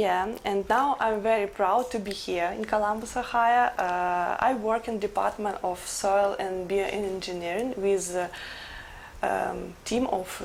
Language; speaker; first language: English; non-native, learner; Ukrainian